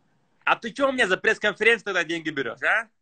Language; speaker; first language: Russian; native; Russian